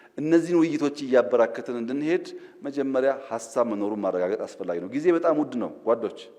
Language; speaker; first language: Amharic; non-native, local second language; Oromo